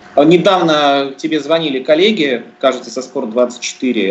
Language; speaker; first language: Russian; native; Russian